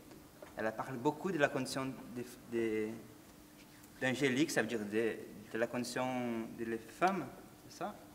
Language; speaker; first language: French; non-native, fluent; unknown